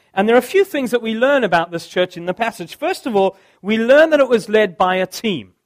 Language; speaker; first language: English; native; English